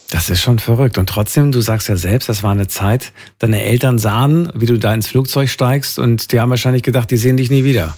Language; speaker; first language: German; native; German